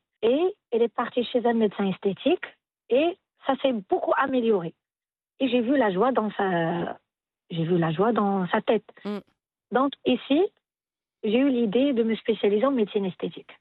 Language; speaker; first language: French; non-native, local second language; Arabic